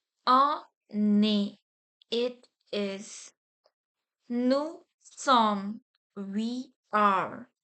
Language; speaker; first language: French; non-native, fluent; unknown